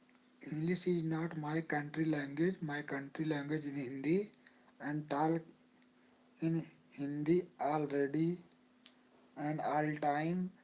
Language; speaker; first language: English; non-native, learner; Hindi